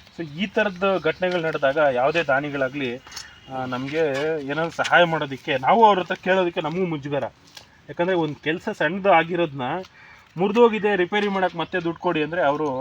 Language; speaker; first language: Kannada; native; Kannada